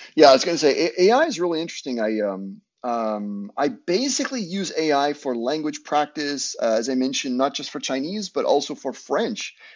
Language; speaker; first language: English; native; English